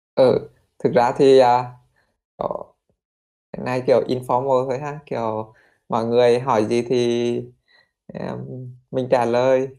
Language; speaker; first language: Vietnamese; native; Vietnamese